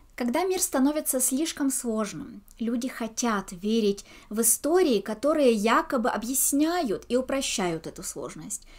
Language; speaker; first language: Russian; early bilingual, heritage; Russian